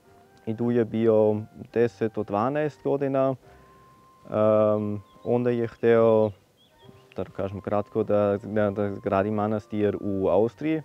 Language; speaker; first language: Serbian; non-native, fluent; German